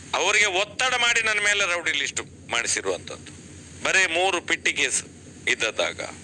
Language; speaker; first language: Kannada; non-native, local second language; Tulu